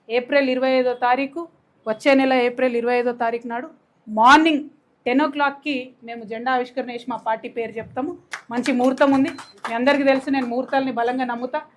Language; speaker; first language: Telugu; native; Telugu